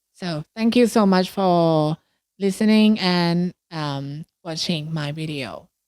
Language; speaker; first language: English; non-native, learner; Thai